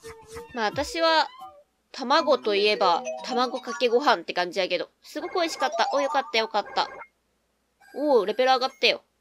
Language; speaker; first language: Japanese; native; Japanese